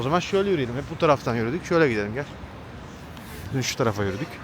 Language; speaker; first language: Turkish; native; Turkish